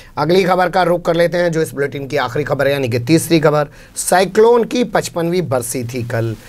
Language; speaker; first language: Hindi; native; Hindi